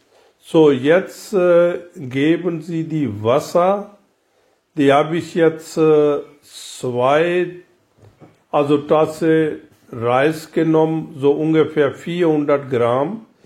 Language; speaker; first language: German; non-native, learner; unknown